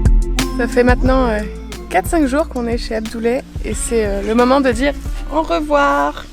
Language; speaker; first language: French; native; French